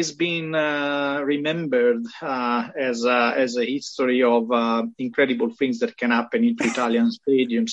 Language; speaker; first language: English; non-native, fluent; Italian